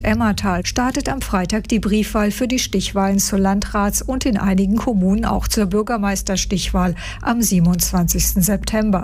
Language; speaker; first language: German; native; German